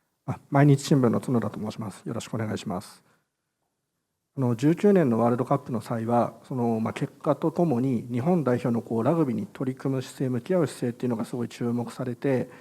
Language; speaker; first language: Japanese; native; Japanese